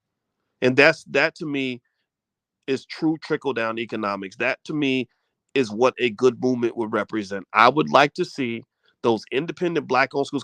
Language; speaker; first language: English; native; English